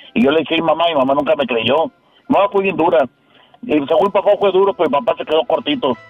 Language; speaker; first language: Spanish; native; Spanish